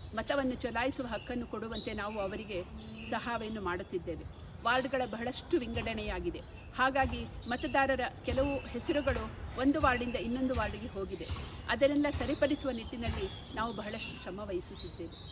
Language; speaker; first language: Kannada; native; Kannada